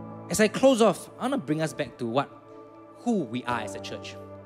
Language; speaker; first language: English; native; English